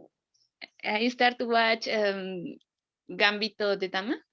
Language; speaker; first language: English; non-native, learner; Spanish